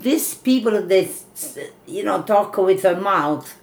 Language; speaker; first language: English; non-native, fluent; Italian